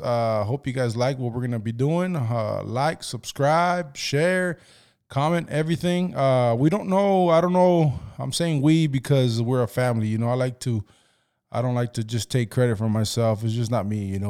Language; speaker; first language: English; early bilingual, other home language; Spanish